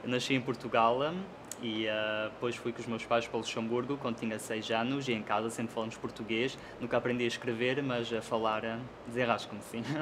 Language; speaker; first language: Portuguese; early bilingual, heritage; Portuguese